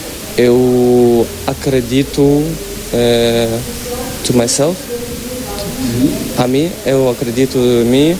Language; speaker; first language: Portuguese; non-native, learner; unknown